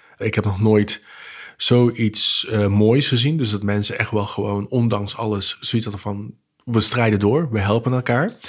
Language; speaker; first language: Dutch; non-native, local second language; Papiamento